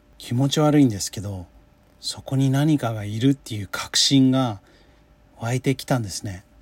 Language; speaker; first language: Japanese; non-native, fluent; English